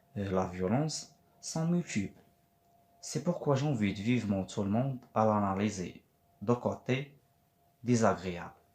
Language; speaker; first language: French; non-native, local second language; Arabic